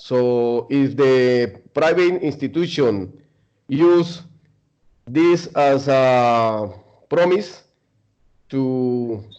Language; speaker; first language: English; non-native, learner; Spanish